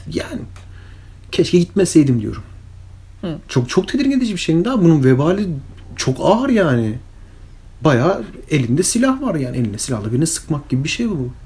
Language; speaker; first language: Turkish; early bilingual, heritage; Turkish